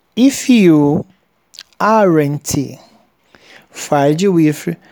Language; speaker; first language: English; non-native, fluent; Portuguese